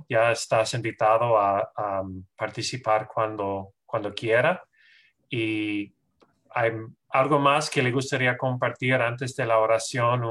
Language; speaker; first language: Spanish; non-native, fluent; English